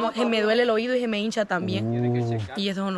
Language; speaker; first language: Spanish; native; Spanish